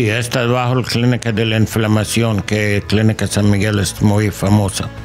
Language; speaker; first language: Spanish; non-native, learner; English